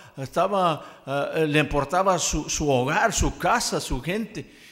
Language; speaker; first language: Spanish; early bilingual, heritage; Spanish